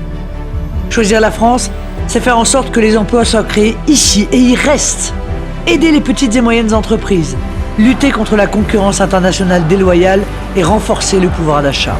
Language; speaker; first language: French; native; French